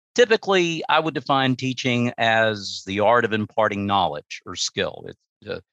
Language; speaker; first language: English; native; English